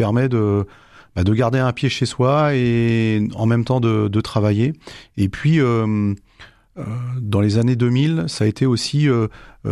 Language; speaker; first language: French; native; French